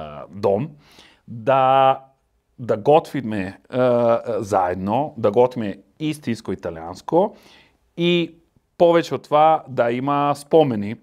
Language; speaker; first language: Bulgarian; non-native, learner; Italian